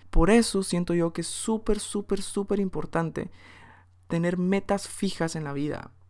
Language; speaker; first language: Spanish; early bilingual, heritage; Spanish